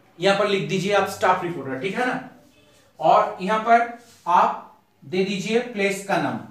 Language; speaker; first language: Hindi; non-native, local second language; Bangla